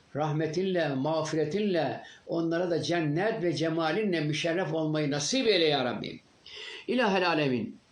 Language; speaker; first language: Turkish; native; Turkish